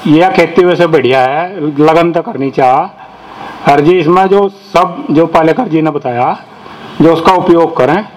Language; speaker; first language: Hindi; native; Hindi